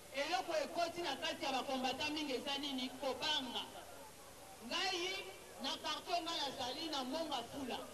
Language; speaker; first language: Lingala; native; Lingala